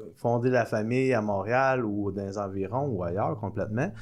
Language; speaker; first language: French; native; French